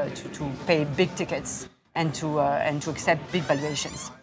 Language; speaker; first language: English; non-native, fluent; Korean